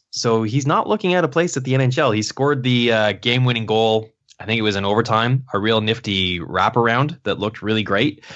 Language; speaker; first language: English; native; English